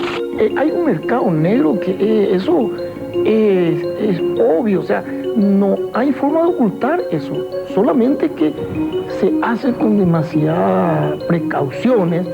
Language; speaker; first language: Spanish; native; Spanish